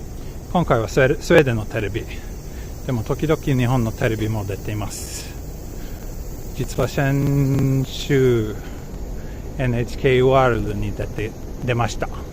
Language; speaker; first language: Japanese; non-native, fluent; Swedish